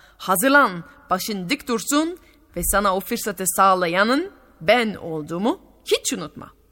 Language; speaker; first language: Turkish; non-native, fluent; French